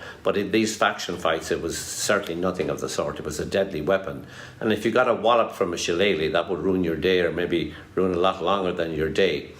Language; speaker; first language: English; native; English